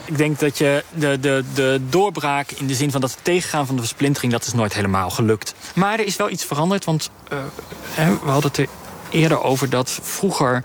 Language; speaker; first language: Dutch; native; Dutch